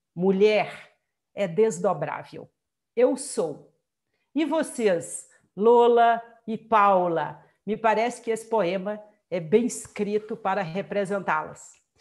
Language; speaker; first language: Portuguese; native; Portuguese